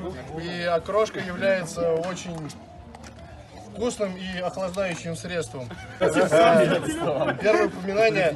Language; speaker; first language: Russian; native; Russian